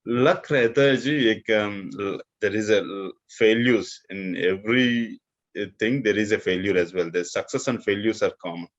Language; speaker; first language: Hindi; non-native, local second language; Telugu